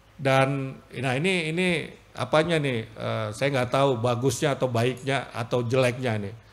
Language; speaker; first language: Indonesian; native; Indonesian